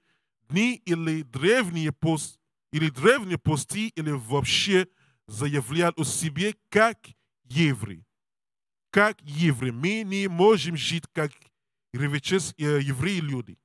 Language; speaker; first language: Russian; non-native, learner; English